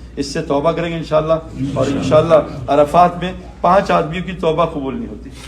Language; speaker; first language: Urdu; native; Urdu